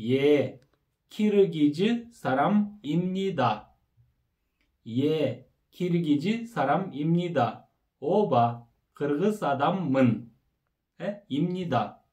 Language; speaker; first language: Korean; non-native, learner; Kyrgyz